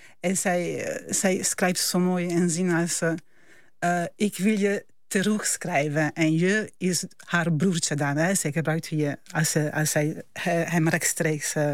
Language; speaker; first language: Dutch; non-native, fluent; Italian